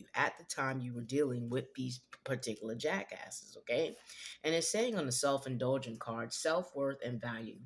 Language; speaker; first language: English; native; English